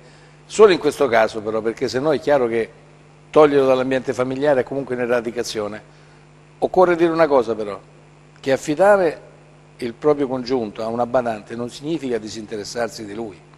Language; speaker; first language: Italian; native; Italian